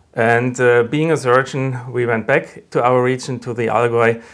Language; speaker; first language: English; non-native, fluent; German